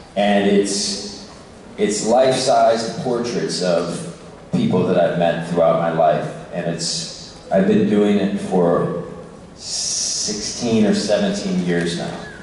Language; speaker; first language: English; native; English